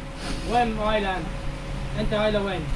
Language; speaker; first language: Arabic; non-native, learner; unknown